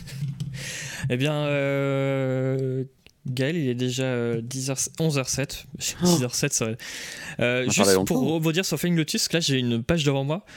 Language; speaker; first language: French; native; French